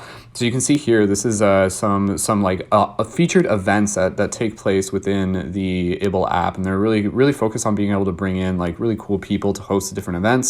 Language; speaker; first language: English; native; English